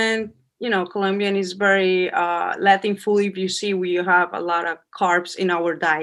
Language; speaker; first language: English; non-native, fluent; Spanish